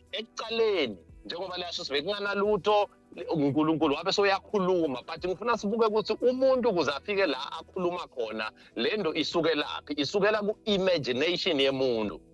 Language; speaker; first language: Zulu; non-native, local second language; Swati